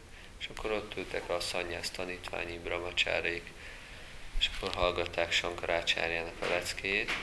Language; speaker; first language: Hungarian; native; Hungarian